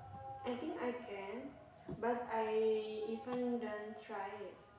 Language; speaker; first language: English; non-native, learner; Indonesian